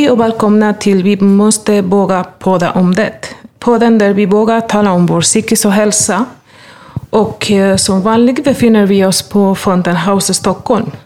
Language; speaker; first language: Swedish; non-native, fluent; Spanish